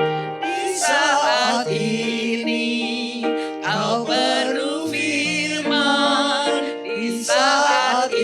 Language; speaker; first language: Indonesian; native; Indonesian